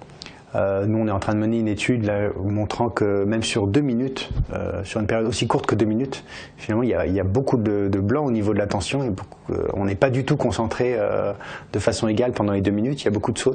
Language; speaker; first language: French; native; French